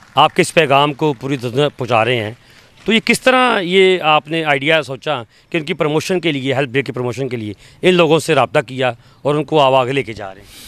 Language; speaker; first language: Urdu; non-native, local second language; Punjabi